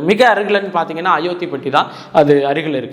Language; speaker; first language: Tamil; native; Tamil